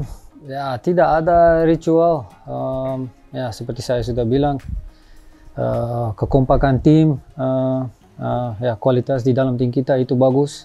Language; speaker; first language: Indonesian; non-native, fluent; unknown